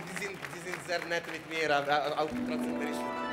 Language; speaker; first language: German; non-native, fluent; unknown